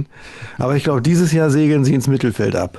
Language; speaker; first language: German; native; German